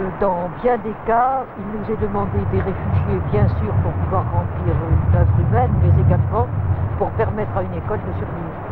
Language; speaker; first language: French; native; French